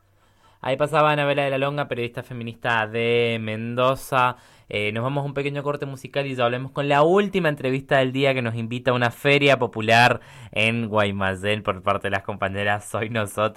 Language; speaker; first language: Spanish; native; Spanish